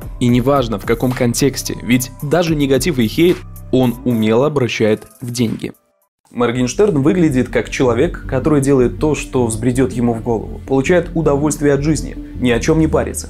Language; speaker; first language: Russian; native; Russian